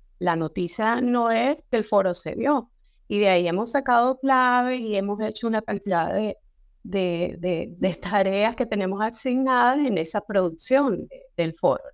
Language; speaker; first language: Spanish; native; Spanish